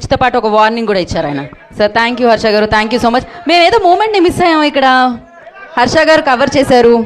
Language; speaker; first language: Telugu; native; Telugu